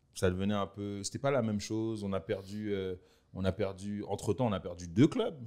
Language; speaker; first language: French; native; French